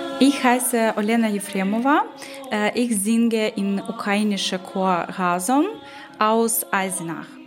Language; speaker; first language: German; non-native, learner; Ukrainian